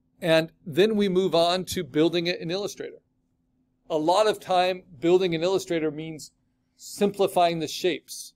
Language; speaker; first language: English; native; English